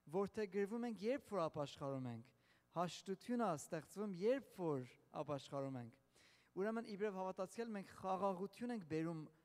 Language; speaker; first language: Armenian; native; Armenian